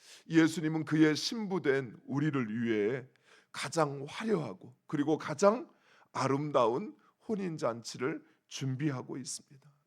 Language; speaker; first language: Korean; native; Korean